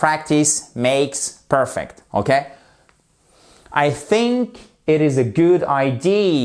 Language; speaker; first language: English; non-native, fluent; French